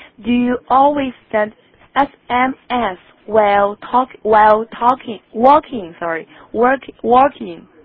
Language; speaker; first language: English; non-native, fluent; Chinese